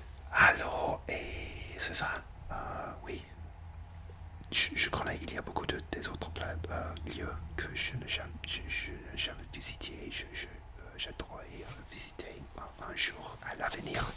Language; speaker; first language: French; non-native, learner; English